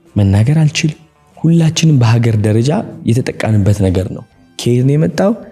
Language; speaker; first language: Amharic; non-native, local second language; Tigrinya